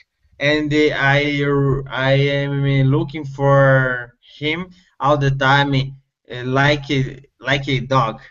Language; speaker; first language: English; non-native, learner; Spanish